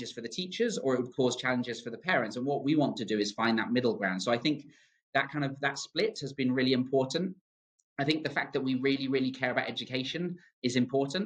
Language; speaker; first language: English; native; English